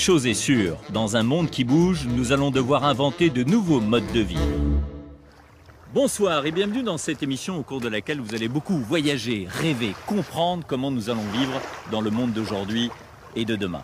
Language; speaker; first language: French; native; French